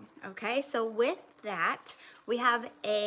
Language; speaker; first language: English; native; English